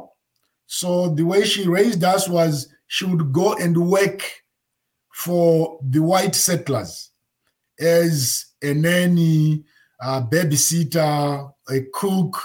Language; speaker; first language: English; non-native, local second language; Shona